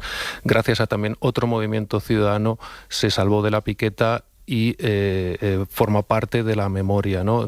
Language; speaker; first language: Spanish; native; Spanish